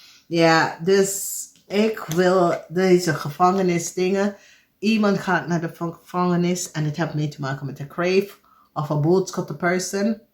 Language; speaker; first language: Dutch; non-native, fluent; English